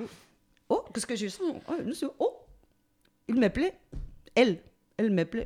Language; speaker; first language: French; non-native, fluent; Spanish